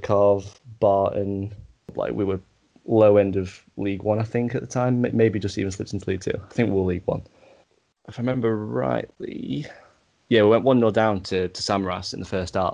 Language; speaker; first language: English; native; English